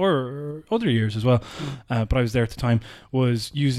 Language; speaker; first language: English; native; English